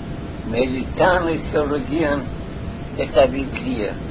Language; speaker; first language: Greek; non-native, fluent; Russian